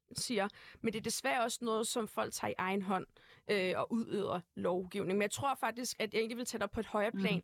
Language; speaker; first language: Danish; native; Danish